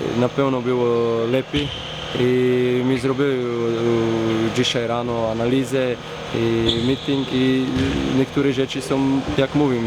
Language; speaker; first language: Polish; non-native, learner; Croatian